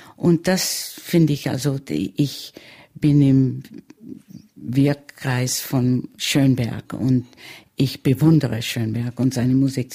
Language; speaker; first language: German; early bilingual, heritage; German